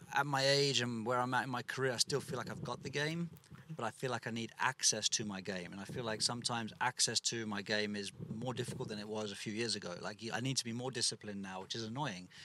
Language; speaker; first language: English; native; English